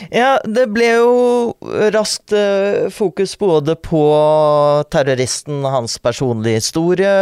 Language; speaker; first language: Norwegian; native; Norwegian